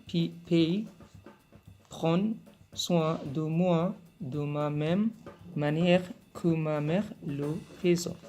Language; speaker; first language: French; non-native, learner; Bangla